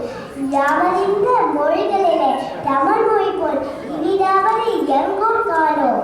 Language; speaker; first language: Tamil; early bilingual, heritage; Tamil